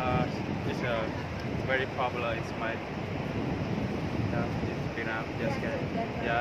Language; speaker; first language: English; non-native, learner; Vietnamese